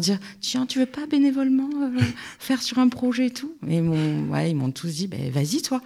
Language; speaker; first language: French; native; French